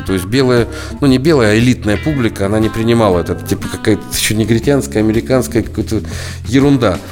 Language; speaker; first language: Russian; native; Russian